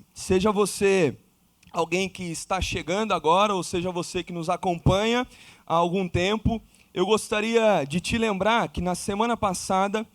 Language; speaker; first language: Portuguese; native; Portuguese